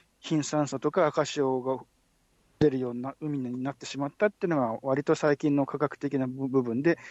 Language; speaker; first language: Japanese; native; Japanese